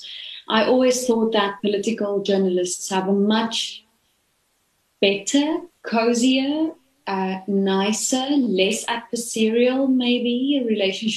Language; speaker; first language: English; non-native, local second language; Afrikaans